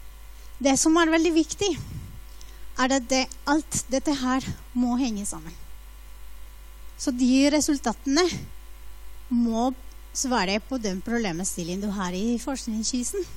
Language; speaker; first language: Norwegian; non-native, fluent; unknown